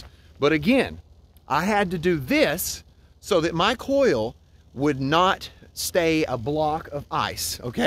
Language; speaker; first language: English; native; English